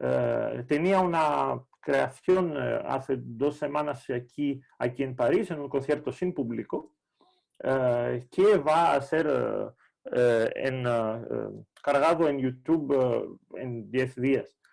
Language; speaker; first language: Spanish; non-native, fluent; Greek